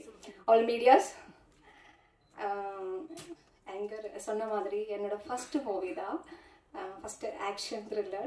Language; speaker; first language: Tamil; non-native, learner; Malayalam